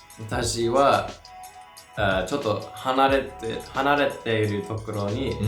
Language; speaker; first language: Japanese; non-native, learner; English